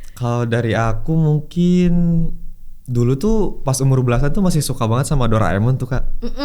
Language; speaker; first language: Indonesian; native; Indonesian